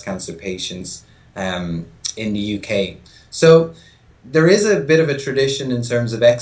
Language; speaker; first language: English; native; English